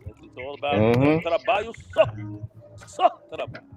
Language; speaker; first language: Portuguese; non-native, learner; English